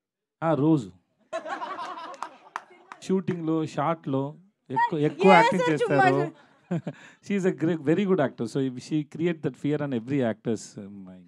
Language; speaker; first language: Telugu; non-native, learner; Tamil